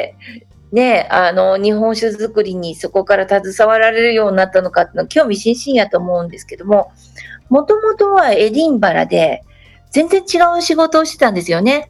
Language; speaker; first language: Japanese; native; Japanese